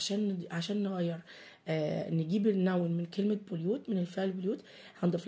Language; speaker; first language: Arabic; native; Arabic